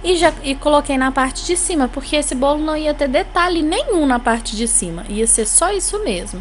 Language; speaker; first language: Portuguese; native; Portuguese